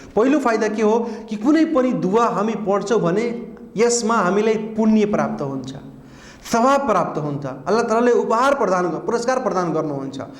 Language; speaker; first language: Nepali; non-native, local second language; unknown